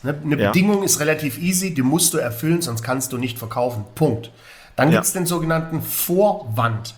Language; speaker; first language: German; native; German